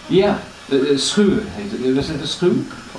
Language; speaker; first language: Dutch; early bilingual, heritage; English